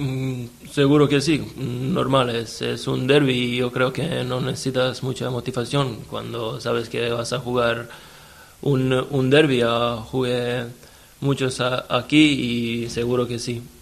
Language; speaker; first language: Spanish; non-native, fluent; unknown